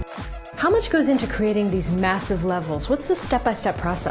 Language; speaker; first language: English; native; English